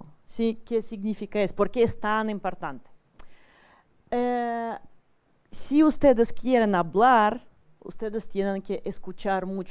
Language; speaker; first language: Spanish; non-native, learner; Russian